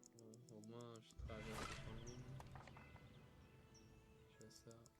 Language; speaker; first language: French; native; French